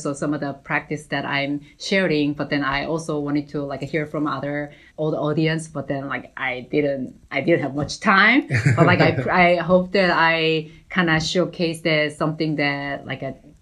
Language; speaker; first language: English; non-native, fluent; Korean